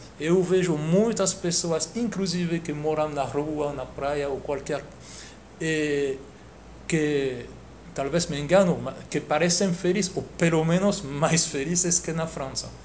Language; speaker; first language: Portuguese; non-native, fluent; French